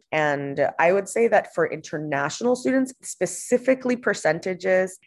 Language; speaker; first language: English; non-native, fluent; Spanish